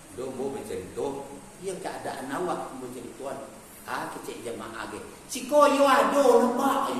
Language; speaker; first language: Malay; non-native, local second language; Minangkabau